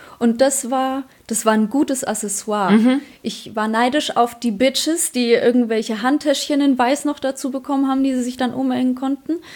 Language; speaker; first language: German; early bilingual, other home language; Polish